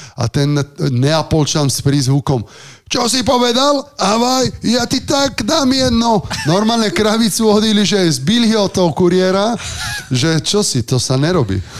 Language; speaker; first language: Slovak; non-native, fluent; Italian